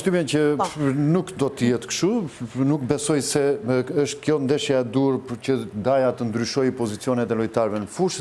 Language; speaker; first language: Albanian; native; Albanian